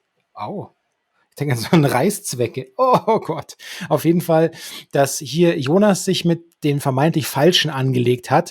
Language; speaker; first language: German; native; German